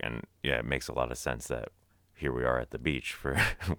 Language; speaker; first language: English; native; English